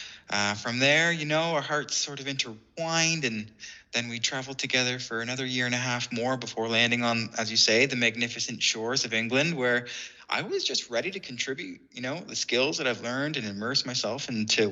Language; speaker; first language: English; native; English